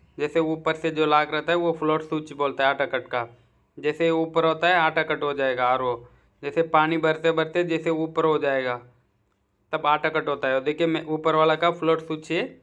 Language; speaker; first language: Hindi; non-native, local second language; Tamil